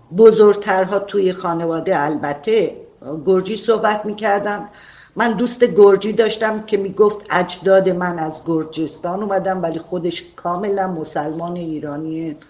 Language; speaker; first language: Persian; non-native, local second language; Armenian